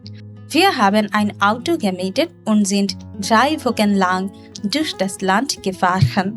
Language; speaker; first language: German; non-native, learner; Bangla